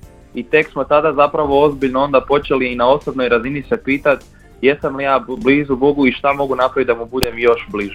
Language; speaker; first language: Croatian; native; Croatian